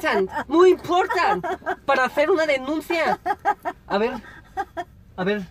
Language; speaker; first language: Spanish; native; Spanish